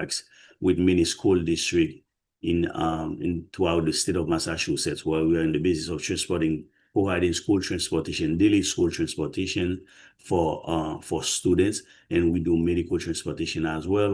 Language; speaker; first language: English; non-native, fluent; Haitian Creole